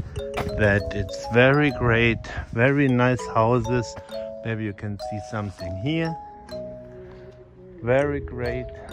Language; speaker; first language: English; non-native, learner; German